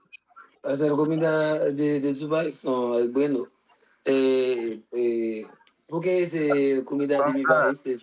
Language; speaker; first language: Spanish; non-native, learner; Haitian Creole